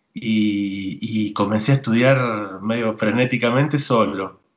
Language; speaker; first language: Spanish; native; Spanish